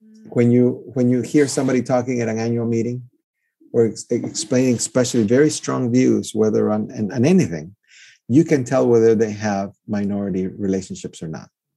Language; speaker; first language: English; early bilingual, other home language; Spanish